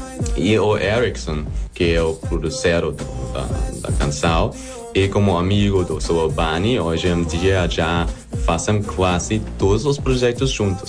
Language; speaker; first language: Portuguese; non-native, learner; German